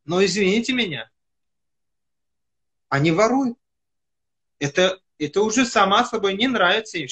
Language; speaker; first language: Russian; non-native, fluent; Kyrgyz